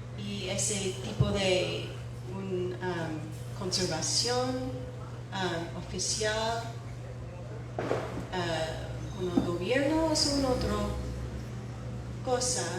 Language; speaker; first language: Spanish; non-native, fluent; English